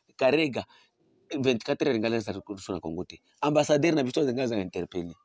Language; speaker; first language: Lingala; non-native, local second language; Swahili